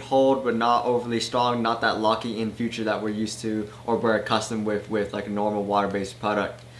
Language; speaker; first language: English; native; English